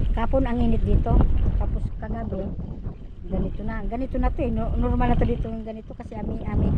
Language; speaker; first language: Filipino; non-native, local second language; Cebuano